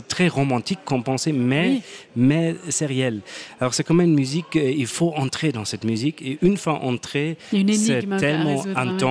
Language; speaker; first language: French; non-native, fluent; German